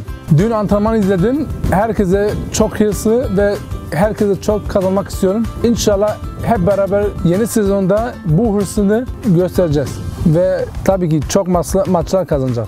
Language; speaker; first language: Turkish; early bilingual, heritage; Turkish